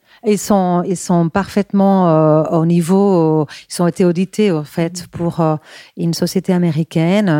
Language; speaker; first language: French; non-native, fluent; Spanish